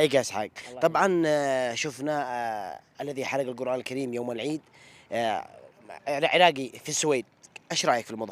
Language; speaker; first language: Arabic; native; Arabic